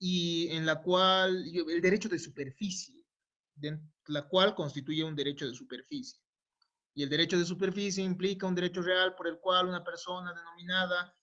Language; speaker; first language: Spanish; native; Spanish